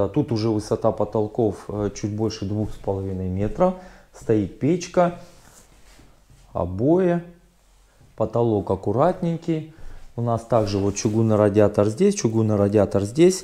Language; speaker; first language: Russian; native; Russian